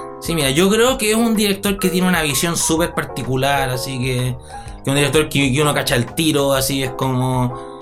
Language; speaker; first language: Spanish; native; Spanish